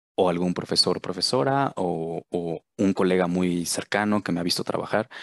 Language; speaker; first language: Spanish; native; Spanish